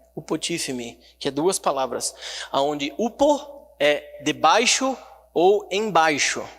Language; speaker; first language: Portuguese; native; Portuguese